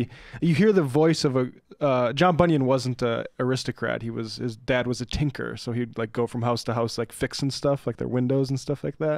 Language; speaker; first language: English; native; English